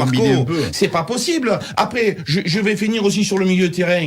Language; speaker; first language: French; native; French